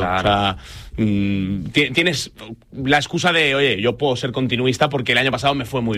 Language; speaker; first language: Spanish; native; Spanish